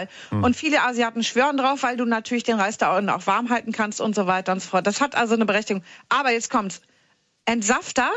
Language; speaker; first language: German; native; German